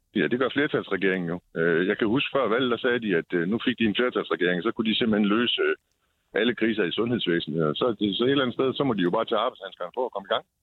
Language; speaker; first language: Danish; native; Danish